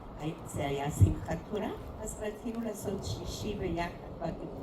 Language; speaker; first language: Hebrew; non-native, fluent; Spanish